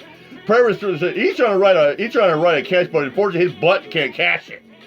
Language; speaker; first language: English; native; English